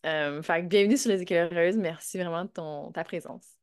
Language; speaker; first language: French; native; French